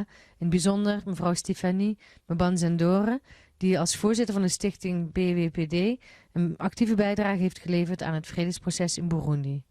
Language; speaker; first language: Dutch; native; Dutch